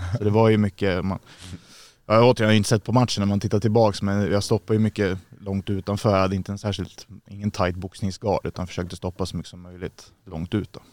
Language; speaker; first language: Swedish; native; Swedish